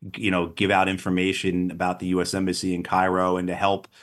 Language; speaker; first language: English; native; English